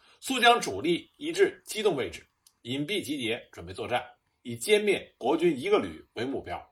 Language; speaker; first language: Chinese; native; Chinese